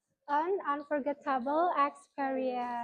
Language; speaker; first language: English; non-native, fluent; Indonesian